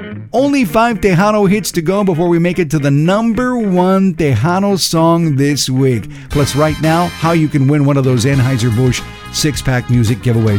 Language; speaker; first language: English; early bilingual, other home language; Spanish